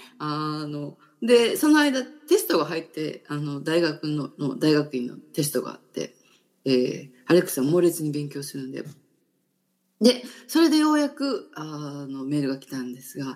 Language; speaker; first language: Japanese; native; Japanese